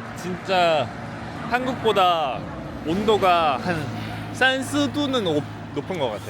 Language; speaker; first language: Korean; native; Korean